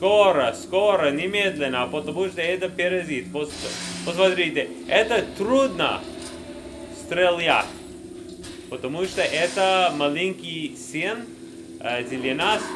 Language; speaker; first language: Russian; non-native, learner; English